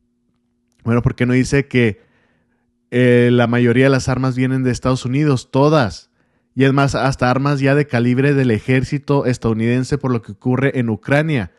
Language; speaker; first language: Spanish; native; Spanish